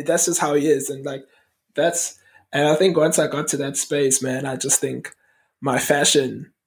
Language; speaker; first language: English; native; English